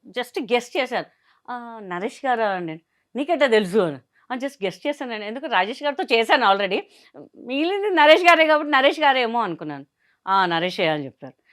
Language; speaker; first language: Telugu; non-native, local second language; Hindi